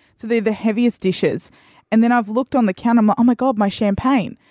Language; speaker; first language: English; native; English